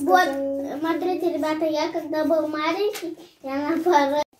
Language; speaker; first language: Russian; early bilingual, other home language; Tajik